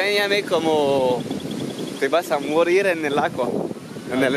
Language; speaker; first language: Spanish; non-native, learner; French